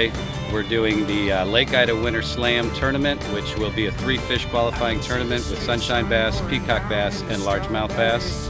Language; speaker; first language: English; native; English